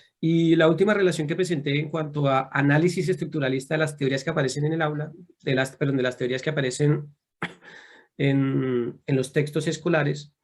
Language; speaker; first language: Spanish; native; Spanish